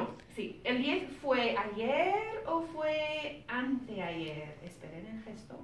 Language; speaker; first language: Spanish; non-native, fluent; English